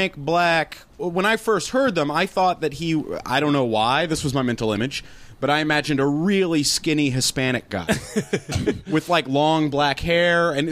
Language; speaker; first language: English; native; English